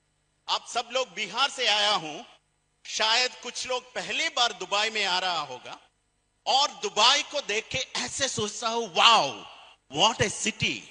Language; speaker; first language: Hindi; non-native, fluent; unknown